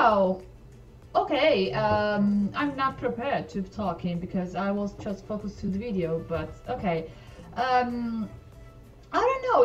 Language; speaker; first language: English; non-native, learner; Italian